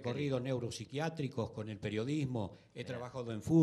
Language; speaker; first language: Spanish; native; Spanish